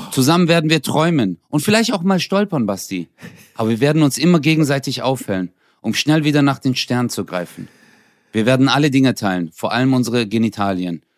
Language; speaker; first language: German; early bilingual, other home language; Turkish